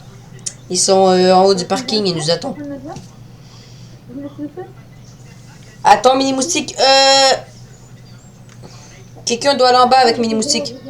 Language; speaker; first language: French; native; French